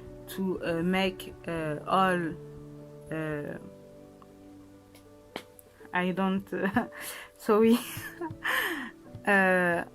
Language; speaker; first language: English; non-native, learner; French